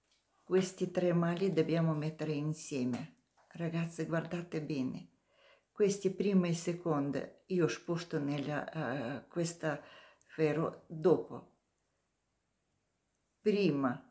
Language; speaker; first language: Italian; non-native, learner; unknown